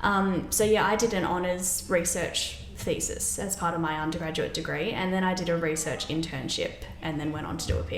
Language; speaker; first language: English; native; English